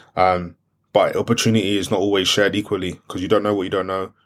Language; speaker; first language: English; non-native, local second language; French